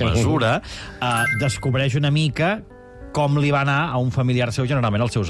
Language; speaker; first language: Catalan; native; Catalan